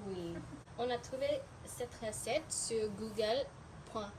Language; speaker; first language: French; non-native, fluent; English